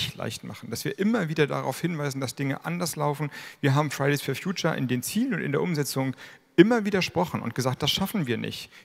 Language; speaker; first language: German; native; German